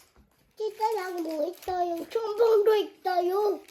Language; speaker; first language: Korean; early bilingual, heritage; Korean